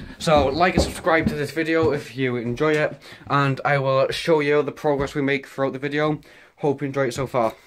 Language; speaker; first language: English; native; English